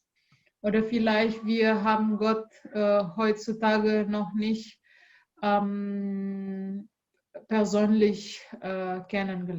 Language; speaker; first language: German; non-native, learner; Indonesian